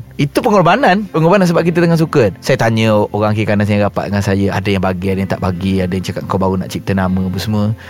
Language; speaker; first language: Malay; native; Malay